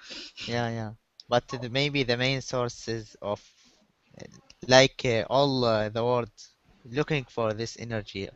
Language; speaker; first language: English; non-native, learner; Arabic